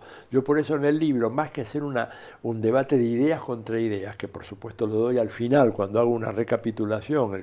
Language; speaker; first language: Spanish; native; Spanish